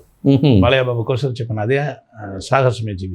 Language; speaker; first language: Telugu; non-native, local second language; Tamil